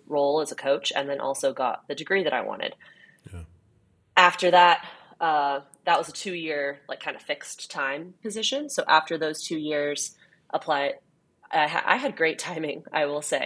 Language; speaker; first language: English; native; English